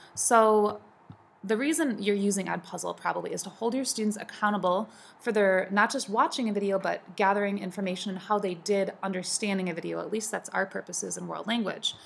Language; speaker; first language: English; native; English